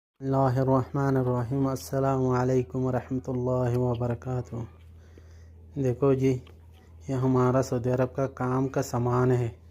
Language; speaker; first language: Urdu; non-native, local second language; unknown